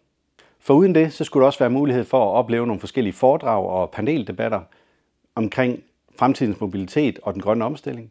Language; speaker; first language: Danish; native; Danish